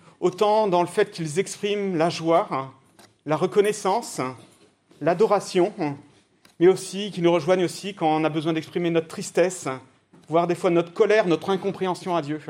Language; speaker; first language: French; native; French